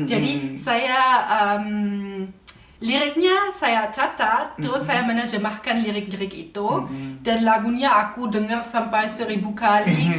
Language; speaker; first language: Indonesian; non-native, fluent; German